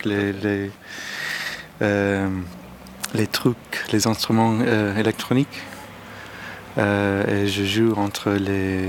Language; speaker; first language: French; non-native, learner; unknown